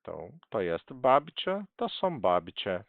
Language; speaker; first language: Polish; non-native, fluent; Portuguese